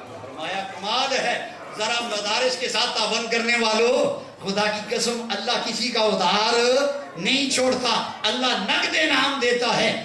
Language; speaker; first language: Urdu; non-native, local second language; Punjabi